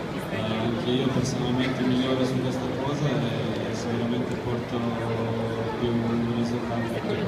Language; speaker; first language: Italian; non-native, fluent; Serbian